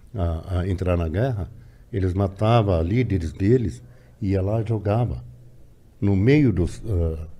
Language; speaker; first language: Portuguese; non-native, fluent; Arabic